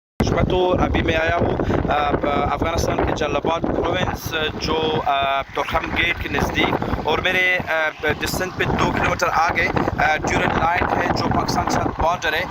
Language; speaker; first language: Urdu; non-native, fluent; Pashto